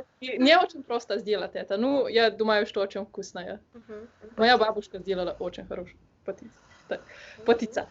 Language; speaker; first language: Russian; non-native, learner; Slovenian